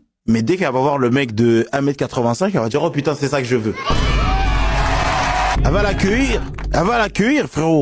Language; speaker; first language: French; native; French